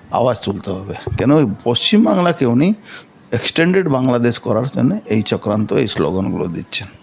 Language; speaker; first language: Bangla; non-native, local second language; Hindi